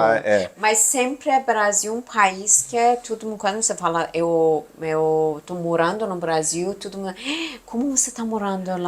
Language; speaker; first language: Portuguese; non-native, learner; Persian